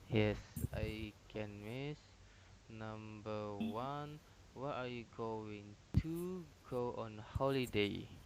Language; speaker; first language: English; non-native, learner; Indonesian